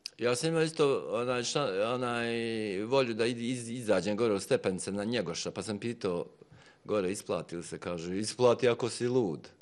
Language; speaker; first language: Bosnian; native; Bosnian